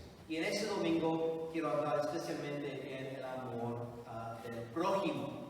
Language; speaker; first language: Spanish; non-native, fluent; English